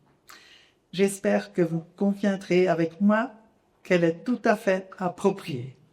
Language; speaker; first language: French; non-native, local second language; German